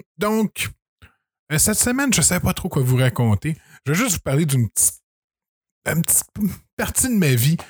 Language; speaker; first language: French; native; French